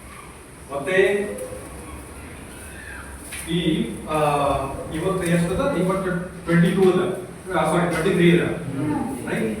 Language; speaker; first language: Kannada; non-native, local second language; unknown